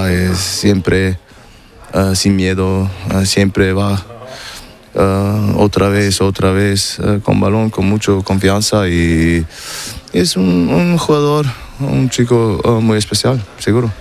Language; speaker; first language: Spanish; non-native, learner; German